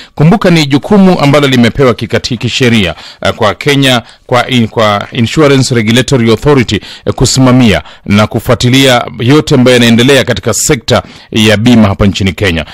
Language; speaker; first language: Swahili; native; Swahili